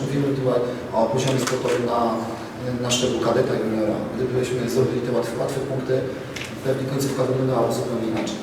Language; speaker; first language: Polish; native; Polish